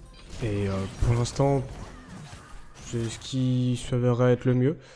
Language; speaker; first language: French; native; French